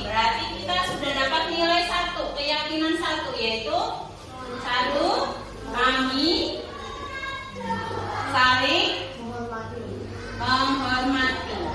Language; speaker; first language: Indonesian; native; Indonesian